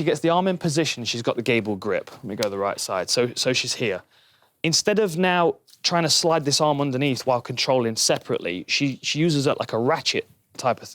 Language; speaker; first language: English; native; English